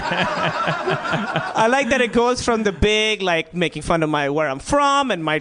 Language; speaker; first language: English; non-native, local second language; Urdu